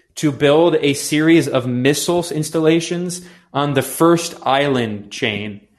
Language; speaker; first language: English; native; English